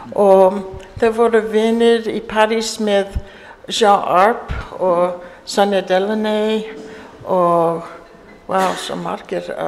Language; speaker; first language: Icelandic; early bilingual, heritage; English